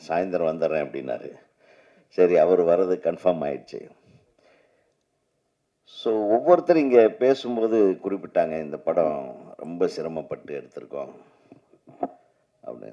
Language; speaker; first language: Tamil; native; Tamil